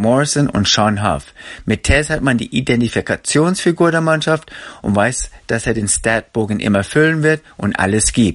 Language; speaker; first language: German; native; German